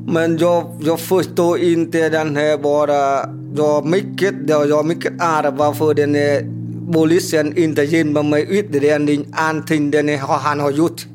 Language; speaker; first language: Swedish; non-native, learner; Vietnamese